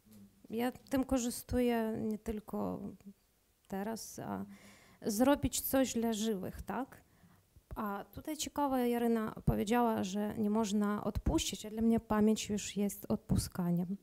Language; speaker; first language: Polish; non-native, learner; Ukrainian